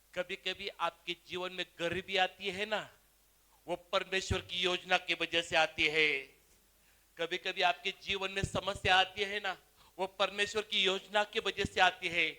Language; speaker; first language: Hindi; non-native, local second language; Marathi